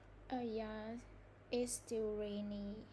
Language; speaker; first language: English; non-native, learner; Vietnamese